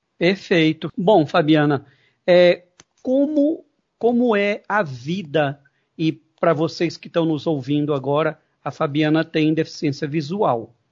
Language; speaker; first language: Portuguese; native; Portuguese